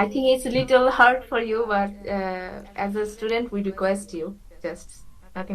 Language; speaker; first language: English; non-native, fluent; Bangla